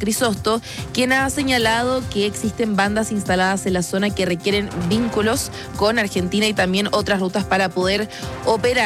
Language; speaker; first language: Spanish; native; Spanish